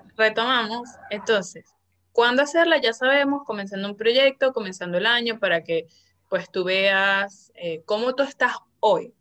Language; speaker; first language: Spanish; native; Spanish